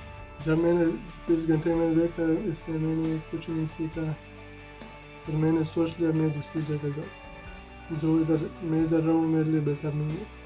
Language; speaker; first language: Hindi; non-native, fluent; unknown